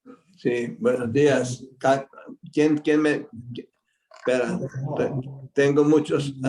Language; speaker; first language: Spanish; non-native, fluent; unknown